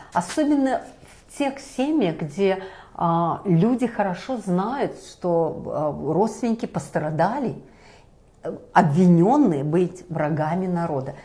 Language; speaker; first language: Russian; native; Russian